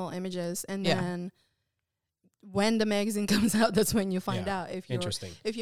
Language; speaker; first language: English; non-native, local second language; Filipino